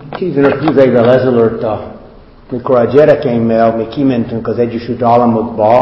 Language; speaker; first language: Hungarian; non-native, fluent; English